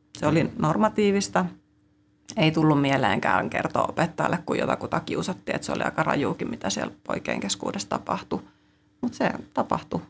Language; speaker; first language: Finnish; native; Finnish